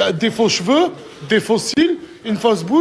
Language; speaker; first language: French; native; French